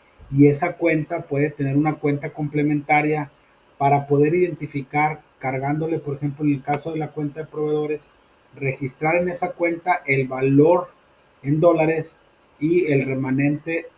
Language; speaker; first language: Spanish; native; Spanish